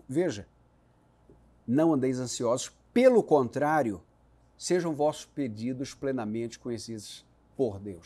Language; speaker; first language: Portuguese; native; Portuguese